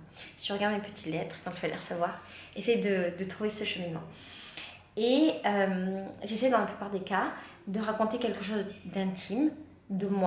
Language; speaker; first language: French; native; French